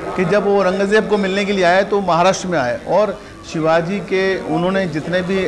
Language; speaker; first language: Hindi; non-native, local second language; Punjabi